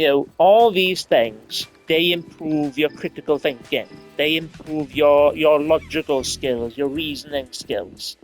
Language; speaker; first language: English; native; English